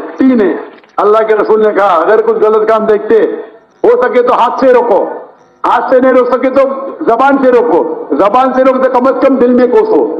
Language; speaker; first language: Urdu; non-native, local second language; Konkani